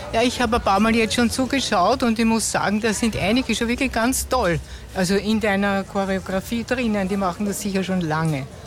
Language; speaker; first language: German; native; German